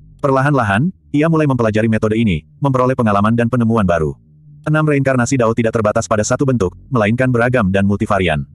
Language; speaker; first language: Indonesian; native; Indonesian